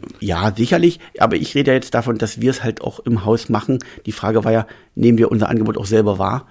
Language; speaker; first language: German; native; German